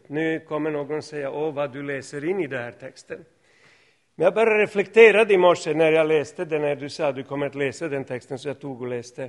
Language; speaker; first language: Swedish; non-native, fluent; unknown